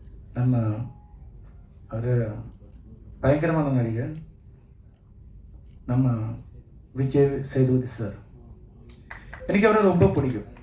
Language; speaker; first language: Tamil; non-native, learner; Malayalam